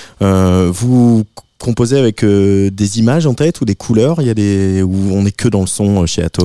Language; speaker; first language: French; native; French